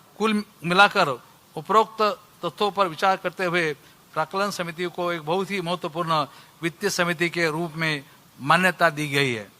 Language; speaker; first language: Hindi; non-native, local second language; Marathi